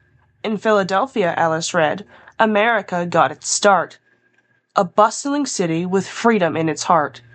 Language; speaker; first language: English; native; English